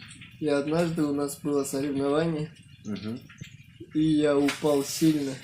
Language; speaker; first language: Russian; non-native, local second language; Kazakh